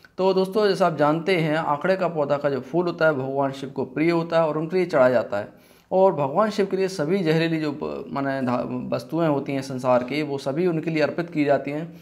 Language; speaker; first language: Hindi; native; Hindi